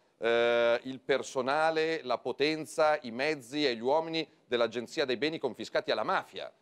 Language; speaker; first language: Italian; native; Italian